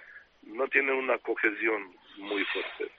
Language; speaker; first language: Spanish; non-native, fluent; Serbian